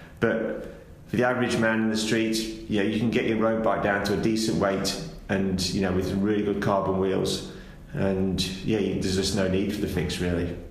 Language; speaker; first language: English; native; English